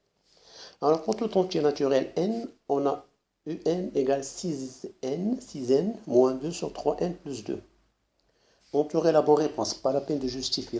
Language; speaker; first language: French; non-native, local second language; Arabic